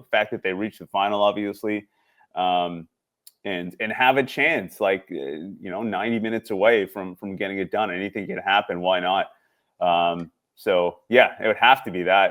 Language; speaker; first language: English; native; English